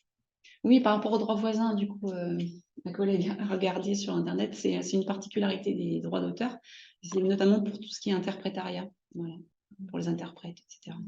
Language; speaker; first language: French; native; French